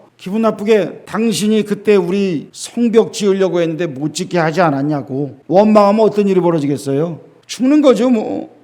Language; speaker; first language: Korean; native; Korean